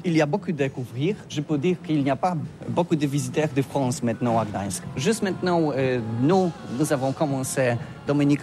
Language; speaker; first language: French; non-native, learner; Polish